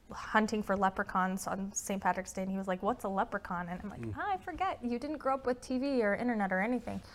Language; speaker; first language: English; native; English